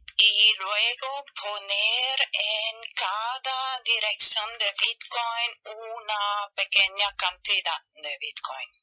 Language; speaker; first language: Spanish; non-native, fluent; German